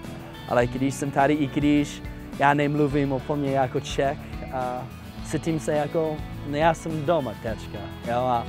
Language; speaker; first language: Czech; non-native, fluent; English